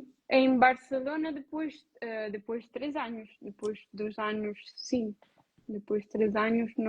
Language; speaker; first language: Portuguese; non-native, learner; Italian